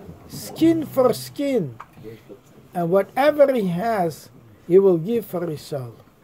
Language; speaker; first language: English; non-native, fluent; Hebrew